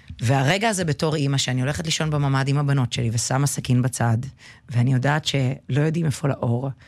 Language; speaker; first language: Hebrew; early bilingual, other home language; Russian